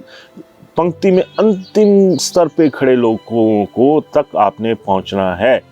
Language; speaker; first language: Hindi; native; Hindi